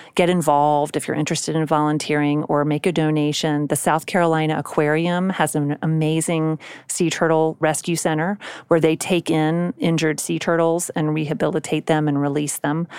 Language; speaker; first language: English; native; English